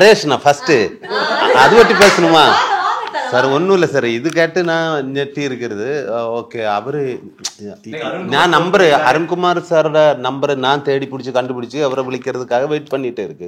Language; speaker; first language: Tamil; non-native, learner; Malayalam